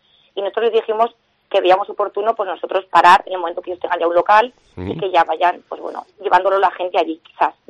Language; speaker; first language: Spanish; native; Spanish